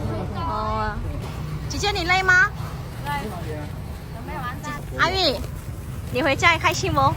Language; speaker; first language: Chinese; non-native, learner; Vietnamese